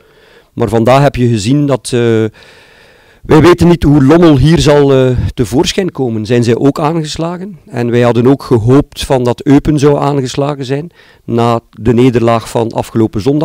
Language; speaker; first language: Dutch; native; Dutch